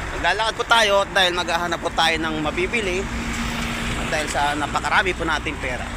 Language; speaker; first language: Filipino; non-native, local second language; Bikol